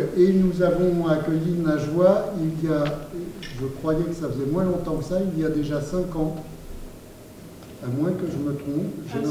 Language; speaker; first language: French; native; French